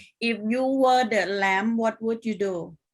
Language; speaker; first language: English; non-native, fluent; Thai